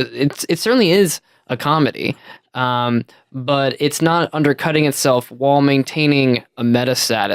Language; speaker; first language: English; native; English